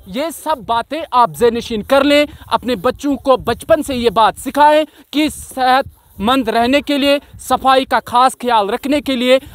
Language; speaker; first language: Hindi; non-native, local second language; Kashmiri